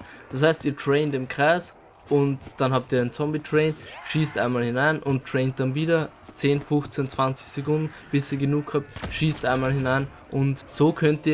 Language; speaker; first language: German; native; German